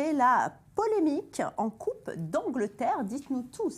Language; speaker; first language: French; native; French